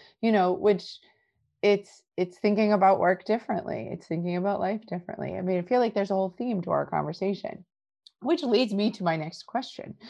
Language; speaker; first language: English; native; English